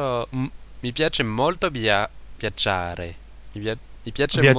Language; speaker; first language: Italian; non-native, learner; French